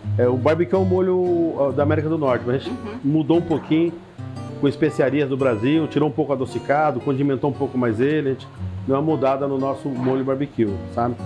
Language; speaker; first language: Portuguese; native; Portuguese